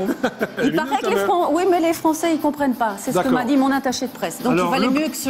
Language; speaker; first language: French; native; French